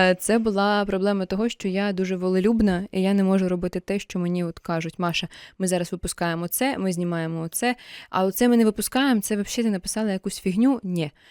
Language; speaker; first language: Ukrainian; non-native, local second language; Russian